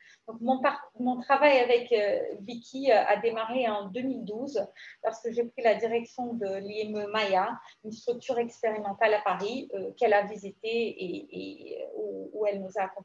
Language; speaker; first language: French; native; French